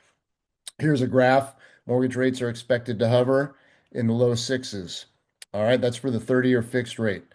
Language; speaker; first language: English; native; English